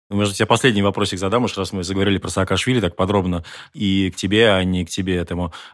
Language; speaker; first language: Russian; native; Russian